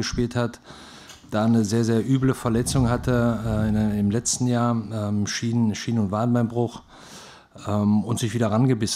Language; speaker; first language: German; native; German